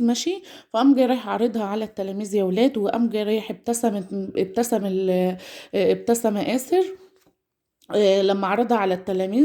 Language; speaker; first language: Arabic; native; Arabic